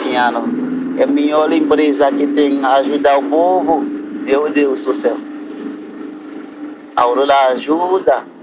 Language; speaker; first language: Portuguese; non-native, learner; Haitian Creole